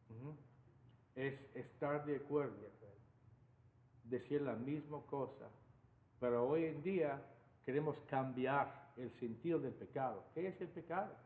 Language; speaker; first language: Spanish; non-native, fluent; English